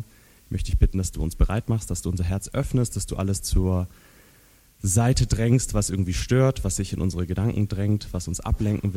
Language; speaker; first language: German; native; German